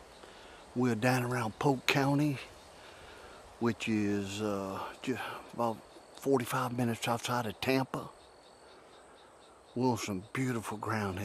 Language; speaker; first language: English; native; English